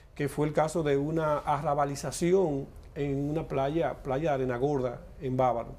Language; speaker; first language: Spanish; native; Spanish